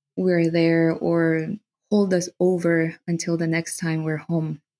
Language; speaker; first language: English; non-native, fluent; Spanish